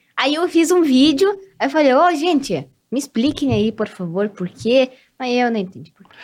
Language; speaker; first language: Portuguese; non-native, fluent; Russian